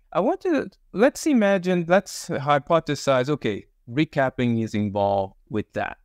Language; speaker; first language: English; early bilingual, other home language; Portuguese